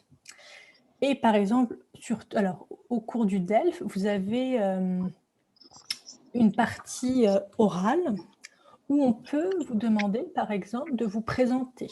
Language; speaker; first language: French; native; French